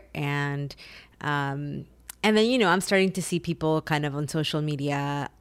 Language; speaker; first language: English; early bilingual, other home language; Spanish